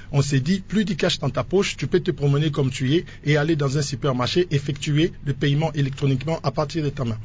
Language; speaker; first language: French; non-native, local second language; Lingala